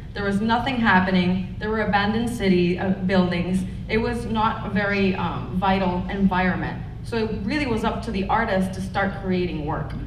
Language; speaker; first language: English; non-native, fluent; Spanish